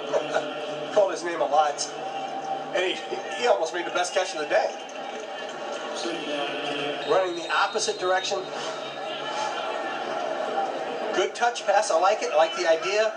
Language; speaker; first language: English; native; English